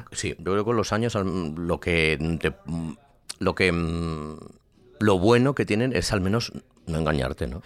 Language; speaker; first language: Spanish; native; Spanish